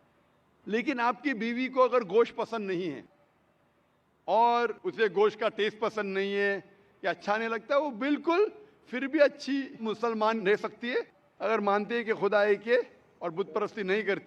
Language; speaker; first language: Hindi; native; Hindi